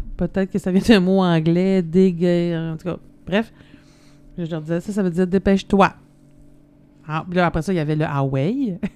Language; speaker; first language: French; native; French